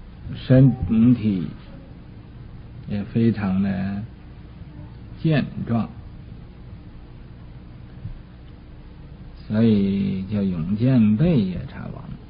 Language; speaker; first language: Chinese; native; Chinese